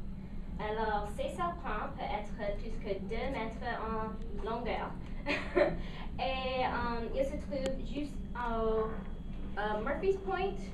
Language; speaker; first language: French; non-native, local second language; English